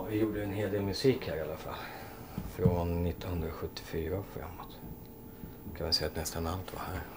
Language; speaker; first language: Swedish; native; Swedish